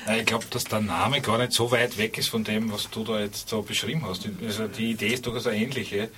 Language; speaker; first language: German; native; German